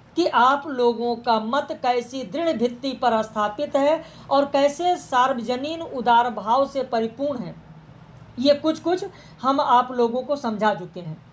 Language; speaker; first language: Hindi; native; Hindi